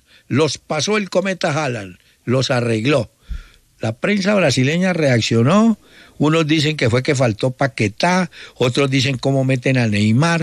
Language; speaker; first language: Spanish; native; Spanish